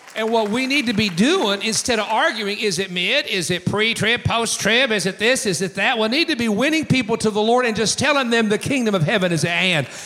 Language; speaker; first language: English; native; English